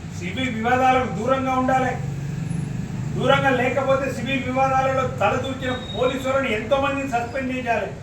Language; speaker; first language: Telugu; native; Telugu